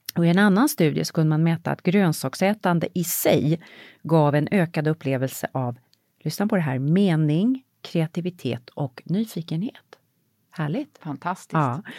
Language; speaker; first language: Swedish; native; Swedish